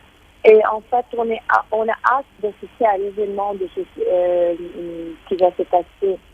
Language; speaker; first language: French; non-native, fluent; Arabic